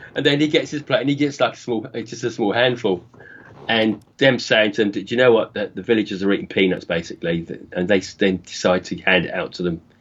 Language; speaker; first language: English; native; English